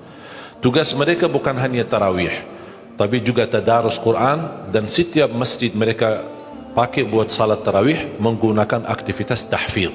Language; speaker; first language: Indonesian; non-native, fluent; Arabic